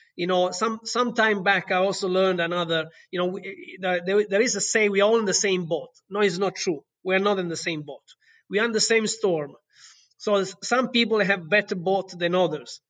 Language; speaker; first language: English; non-native, fluent; Italian